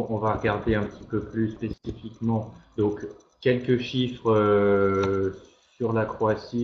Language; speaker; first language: French; native; French